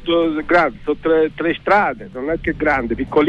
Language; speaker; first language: Italian; native; Italian